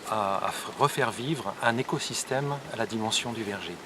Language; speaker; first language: French; native; French